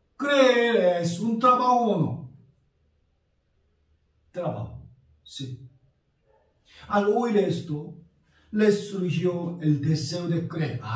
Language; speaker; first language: Spanish; non-native, fluent; Korean